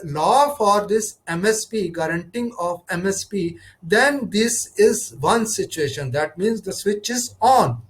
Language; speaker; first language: English; non-native, local second language; Punjabi